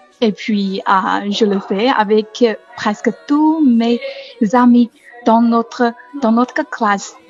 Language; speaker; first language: French; non-native, learner; Chinese